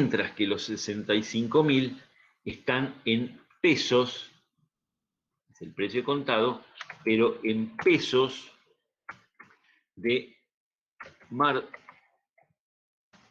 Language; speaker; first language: Spanish; native; Spanish